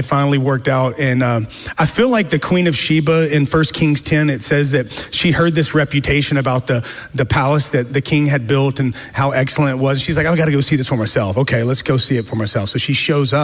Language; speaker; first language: English; native; English